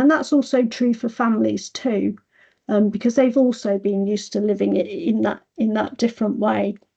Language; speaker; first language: English; native; English